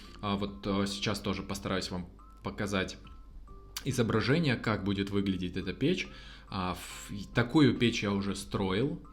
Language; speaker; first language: Russian; native; Russian